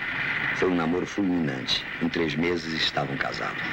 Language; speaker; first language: Portuguese; native; Portuguese